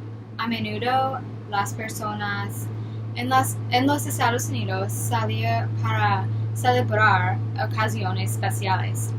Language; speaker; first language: Spanish; non-native, learner; English